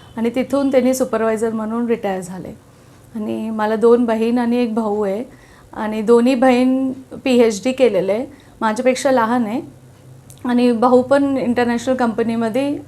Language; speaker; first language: Marathi; non-native, local second language; Telugu